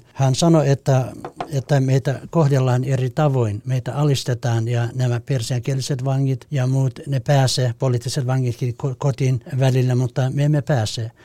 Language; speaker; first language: Finnish; non-native, fluent; Persian